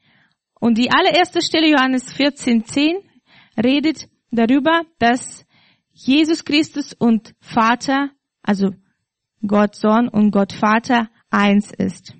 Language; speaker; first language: German; non-native, fluent; Russian